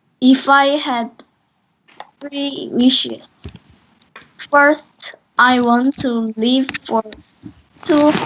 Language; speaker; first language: English; non-native, learner; Korean